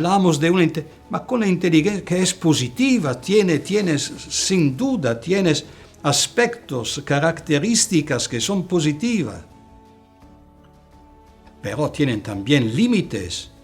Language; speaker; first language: Spanish; non-native, fluent; Italian